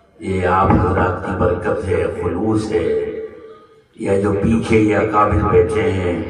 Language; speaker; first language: Urdu; native; Urdu